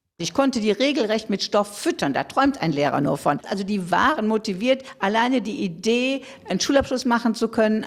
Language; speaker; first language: German; native; German